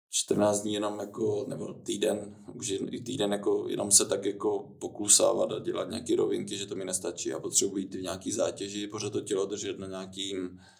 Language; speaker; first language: Czech; native; Czech